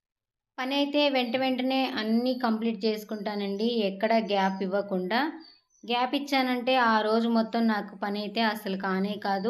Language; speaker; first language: Telugu; native; Telugu